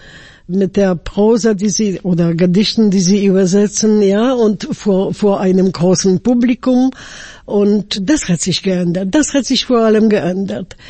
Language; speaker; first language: German; non-native, fluent; Polish